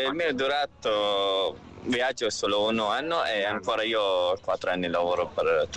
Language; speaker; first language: Italian; non-native, learner; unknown